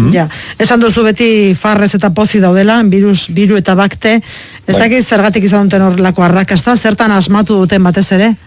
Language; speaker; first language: Basque; native; Basque